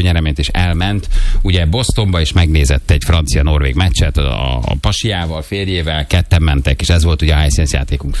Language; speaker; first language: Hungarian; native; Hungarian